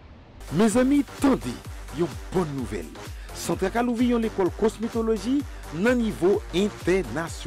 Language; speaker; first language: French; non-native, local second language; Haitian Creole